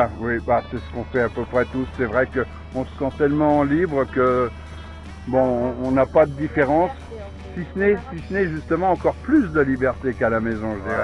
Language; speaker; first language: French; native; French